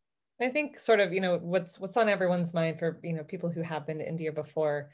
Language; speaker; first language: English; native; English